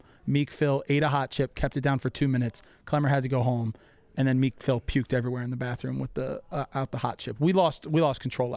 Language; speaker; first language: English; native; English